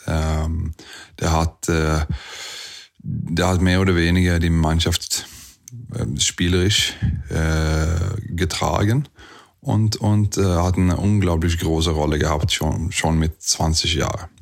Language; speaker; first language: German; non-native, fluent; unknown